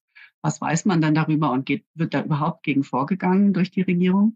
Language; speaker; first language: German; native; German